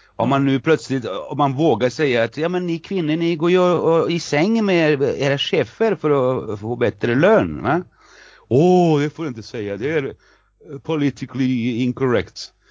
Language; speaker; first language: Swedish; non-native, fluent; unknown